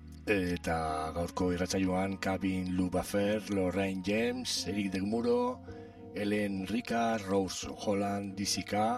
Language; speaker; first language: Basque; native; Basque